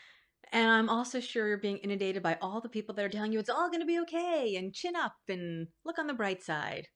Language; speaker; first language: English; native; English